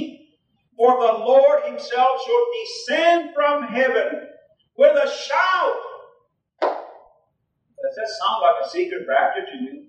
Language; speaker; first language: English; early bilingual, other home language; Spanish